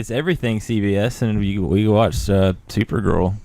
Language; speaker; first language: English; native; English